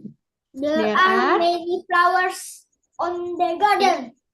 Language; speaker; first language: English; non-native, learner; Indonesian